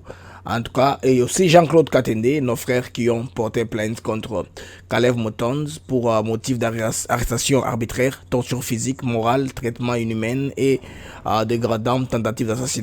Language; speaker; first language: French; non-native, local second language; Lingala